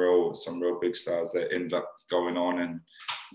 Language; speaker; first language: English; native; English